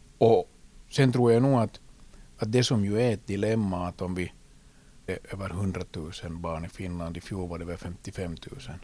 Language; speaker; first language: Swedish; native; Swedish